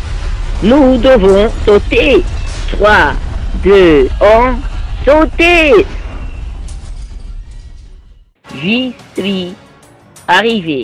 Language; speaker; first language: French; non-native, learner; Dutch